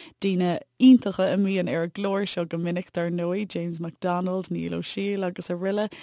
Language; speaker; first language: Irish; native; Irish